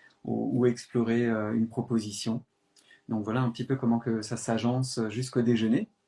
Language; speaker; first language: French; native; French